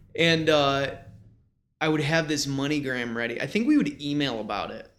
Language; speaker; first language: English; native; English